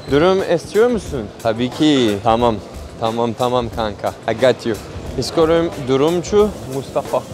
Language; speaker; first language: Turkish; non-native, learner; French